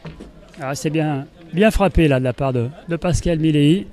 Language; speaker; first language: French; native; French